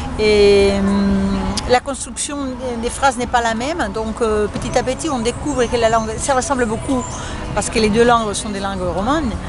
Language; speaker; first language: French; non-native, fluent; Spanish